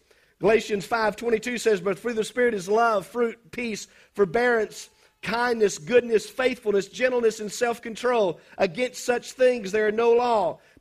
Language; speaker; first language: English; native; English